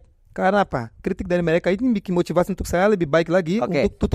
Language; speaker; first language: Indonesian; non-native, fluent; Portuguese